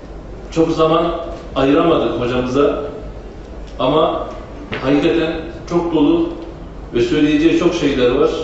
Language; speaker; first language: Turkish; native; Turkish